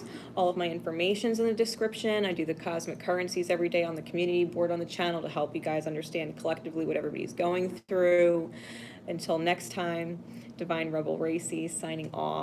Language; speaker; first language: English; native; English